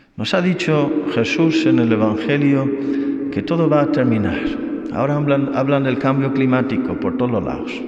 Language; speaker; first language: Spanish; non-native, fluent; English